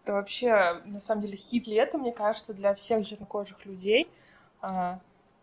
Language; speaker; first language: Russian; native; Russian